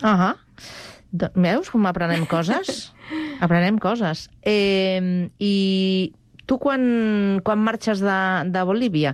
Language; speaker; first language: Catalan; native; Catalan